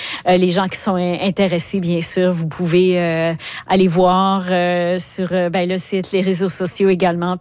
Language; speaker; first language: French; native; French